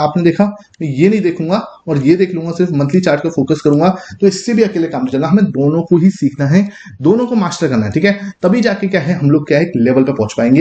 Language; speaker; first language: Hindi; native; Hindi